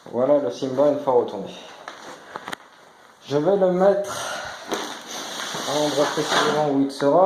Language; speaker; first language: French; native; French